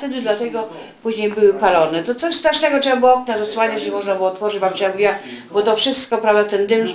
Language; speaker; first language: Polish; native; Polish